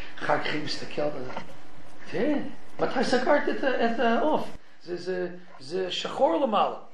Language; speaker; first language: Hebrew; non-native, fluent; English